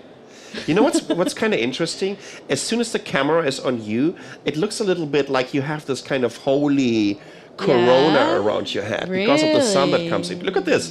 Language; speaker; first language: English; non-native, fluent; German